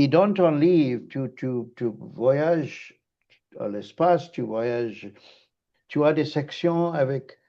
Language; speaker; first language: French; non-native, fluent; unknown